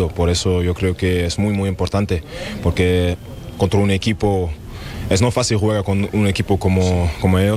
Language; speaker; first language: Spanish; non-native, learner; German